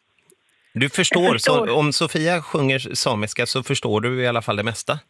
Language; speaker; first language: Swedish; native; Swedish